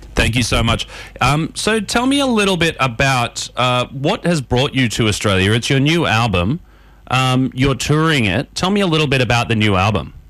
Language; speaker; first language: English; native; English